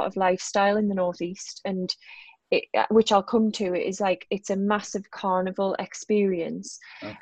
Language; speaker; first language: English; native; English